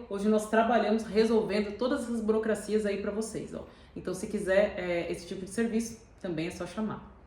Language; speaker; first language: Portuguese; native; Portuguese